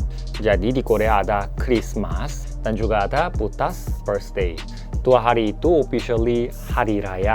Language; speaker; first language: Indonesian; non-native, fluent; Korean